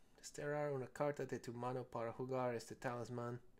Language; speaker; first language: Spanish; non-native, learner; English